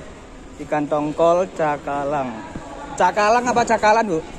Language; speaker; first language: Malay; non-native, local second language; Javanese